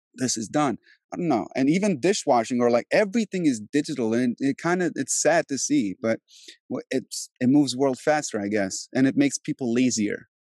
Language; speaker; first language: English; early bilingual, other home language; Albanian